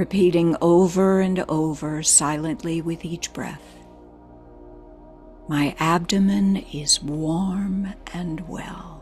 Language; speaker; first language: English; native; English